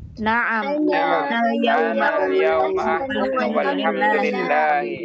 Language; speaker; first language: Arabic; non-native, learner; Indonesian